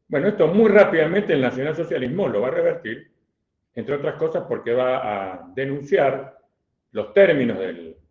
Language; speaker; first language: Spanish; native; Spanish